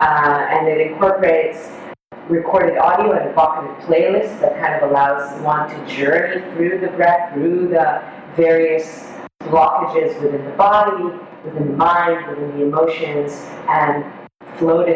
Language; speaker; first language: English; non-native, fluent; Hebrew